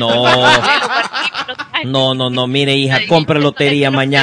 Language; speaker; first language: Spanish; native; Spanish